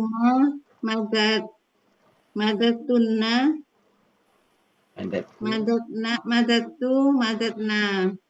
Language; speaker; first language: Arabic; non-native, learner; Indonesian